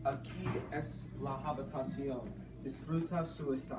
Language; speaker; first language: Spanish; non-native, learner; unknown